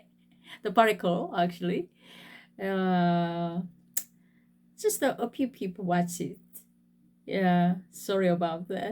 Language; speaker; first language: English; non-native, fluent; Korean